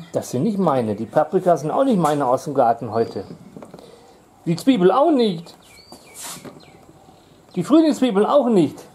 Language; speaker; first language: German; native; German